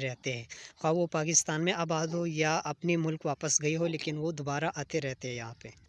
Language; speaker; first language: Urdu; non-native, local second language; Pashto